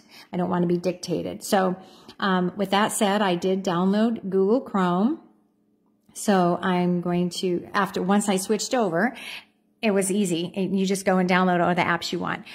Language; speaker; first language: English; native; English